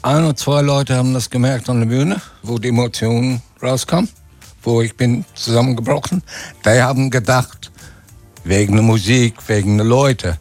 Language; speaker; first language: German; non-native, fluent; English